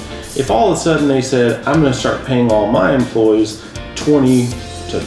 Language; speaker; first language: English; native; English